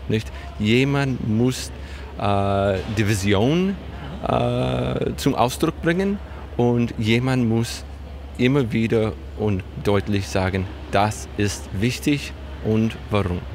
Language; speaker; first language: German; non-native, fluent; English